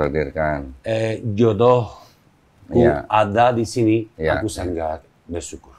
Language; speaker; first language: Indonesian; non-native, learner; Spanish